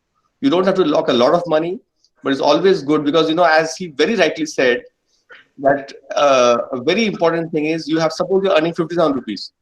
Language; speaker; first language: English; non-native, local second language; Bangla